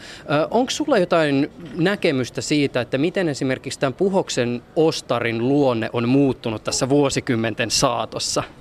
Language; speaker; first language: Finnish; native; Finnish